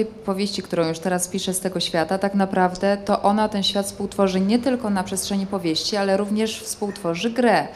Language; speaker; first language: Polish; native; Polish